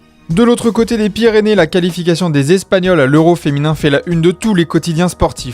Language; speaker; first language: French; native; French